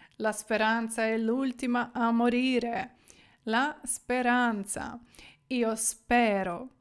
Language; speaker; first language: Italian; non-native, fluent; Ukrainian